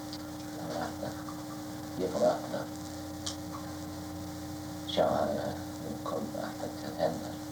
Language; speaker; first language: Icelandic; early bilingual, heritage; Icelandic